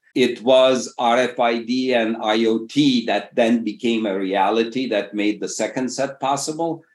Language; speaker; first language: English; non-native, fluent; Turkish